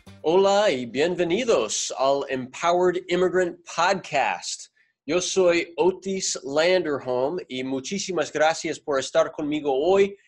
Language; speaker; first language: Spanish; non-native, fluent; English